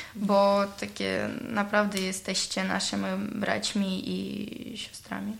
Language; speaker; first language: Polish; non-native, learner; Ukrainian